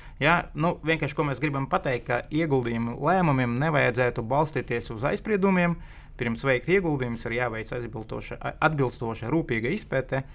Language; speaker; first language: Latvian; non-native, local second language; Russian